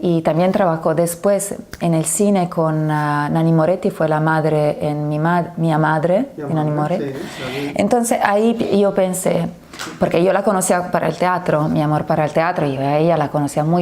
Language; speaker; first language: Spanish; non-native, fluent; Italian